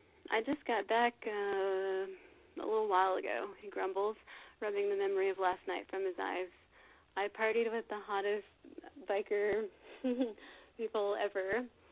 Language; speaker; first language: English; native; English